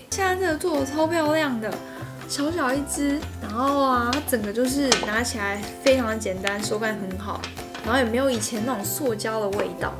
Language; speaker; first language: Chinese; native; Chinese